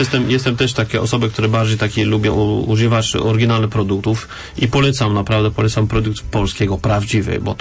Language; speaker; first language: Polish; non-native, learner; French